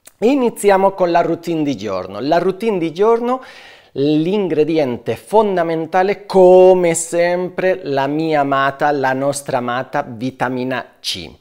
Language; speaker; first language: Italian; non-native, fluent; Spanish